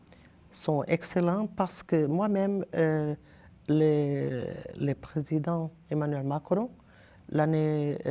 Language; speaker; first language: French; non-native, learner; Portuguese